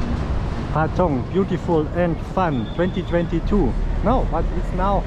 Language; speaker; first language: English; non-native, fluent; German